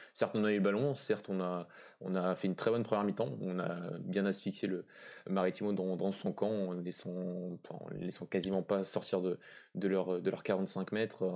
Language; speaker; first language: French; native; French